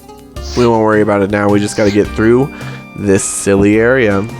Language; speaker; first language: English; native; English